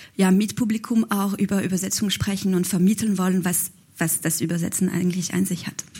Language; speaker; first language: German; non-native, local second language; French